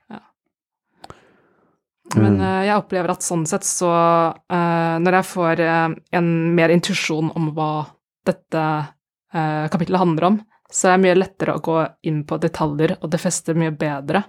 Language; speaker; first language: Norwegian; non-native, fluent; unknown